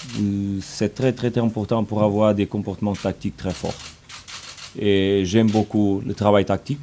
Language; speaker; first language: French; non-native, fluent; Portuguese